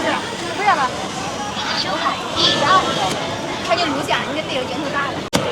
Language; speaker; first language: Chinese; native; Chinese